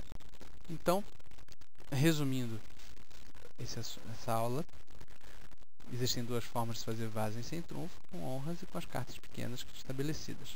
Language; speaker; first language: Portuguese; native; Portuguese